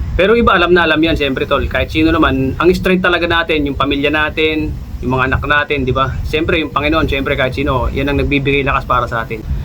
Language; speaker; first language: Filipino; native; Filipino